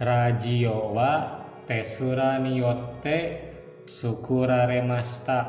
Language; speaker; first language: Japanese; non-native, fluent; Indonesian